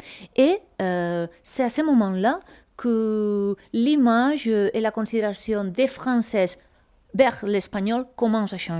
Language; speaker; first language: French; non-native, fluent; Spanish